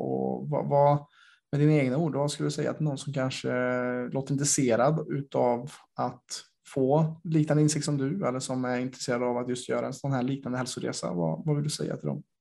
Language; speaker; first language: Swedish; native; Swedish